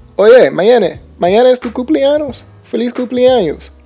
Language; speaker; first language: Spanish; non-native, learner; English